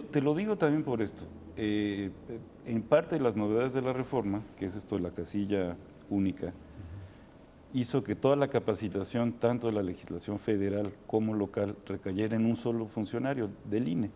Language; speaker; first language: Spanish; native; Spanish